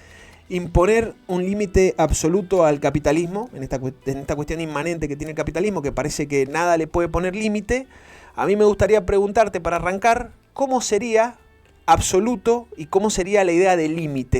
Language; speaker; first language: Spanish; native; Spanish